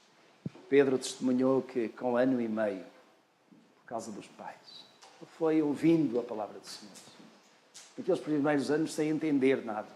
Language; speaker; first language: Portuguese; native; Portuguese